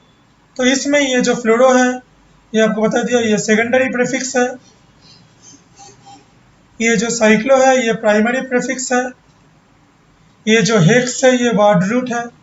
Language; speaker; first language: Hindi; non-native, local second language; Bangla